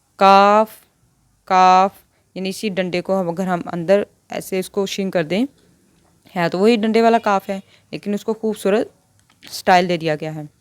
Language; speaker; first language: Urdu; native; Urdu